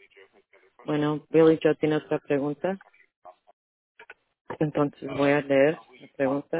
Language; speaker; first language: Spanish; early bilingual, heritage; Spanish